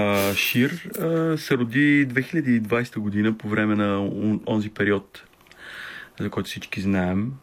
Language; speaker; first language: Bulgarian; native; Bulgarian